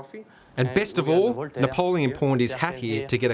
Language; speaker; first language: English; native; English